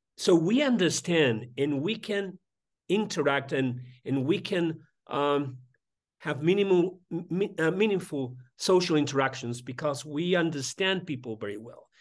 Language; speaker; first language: English; non-native, fluent; Spanish